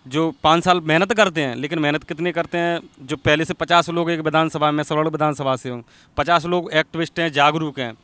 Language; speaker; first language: Hindi; native; Hindi